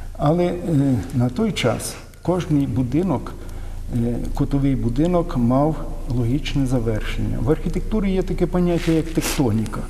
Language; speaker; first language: Ukrainian; native; Ukrainian